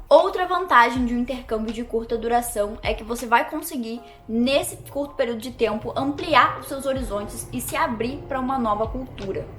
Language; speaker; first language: Portuguese; native; Portuguese